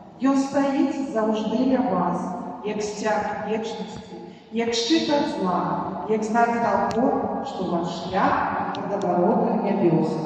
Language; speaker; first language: Belarusian; native; Belarusian